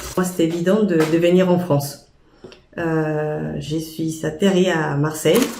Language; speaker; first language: French; non-native, fluent; Spanish